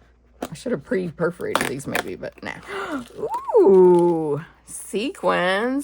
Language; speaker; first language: English; native; English